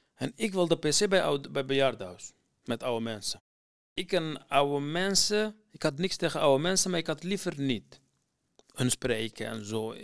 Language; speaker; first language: Dutch; non-native, fluent; Kurdish